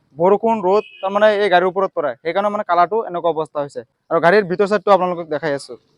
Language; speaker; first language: Assamese; non-native, local second language; Bangla